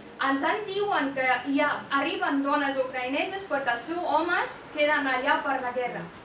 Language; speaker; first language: Catalan; non-native, fluent; Persian